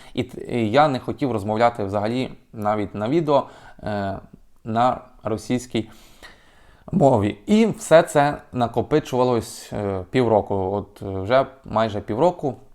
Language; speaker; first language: Ukrainian; native; Ukrainian